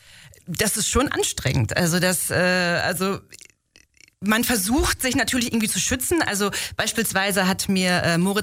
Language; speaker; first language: German; native; German